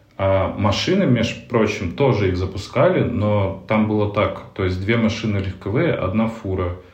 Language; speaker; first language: Russian; native; Russian